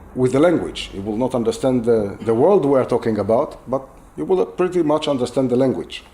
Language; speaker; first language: English; non-native, fluent; Hebrew